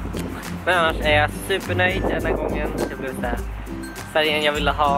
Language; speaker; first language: Swedish; non-native, fluent; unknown